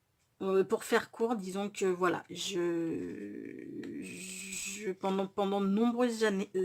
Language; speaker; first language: French; native; French